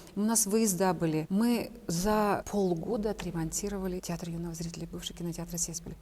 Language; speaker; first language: Russian; non-native, local second language; Chuvash